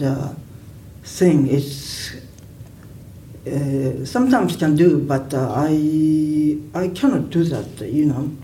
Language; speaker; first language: English; non-native, learner; Japanese